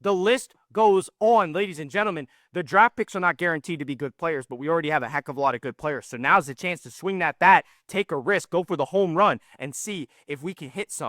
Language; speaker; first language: English; native; English